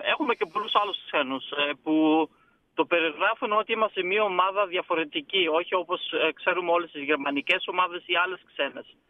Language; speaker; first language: Greek; early bilingual, heritage; Greek